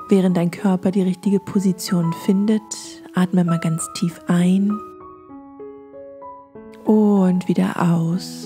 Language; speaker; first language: German; native; German